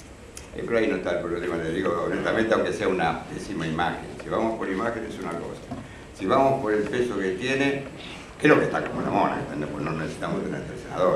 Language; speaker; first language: Spanish; native; Spanish